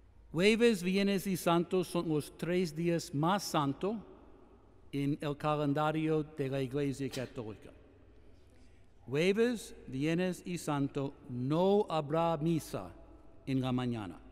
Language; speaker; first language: Spanish; non-native, fluent; English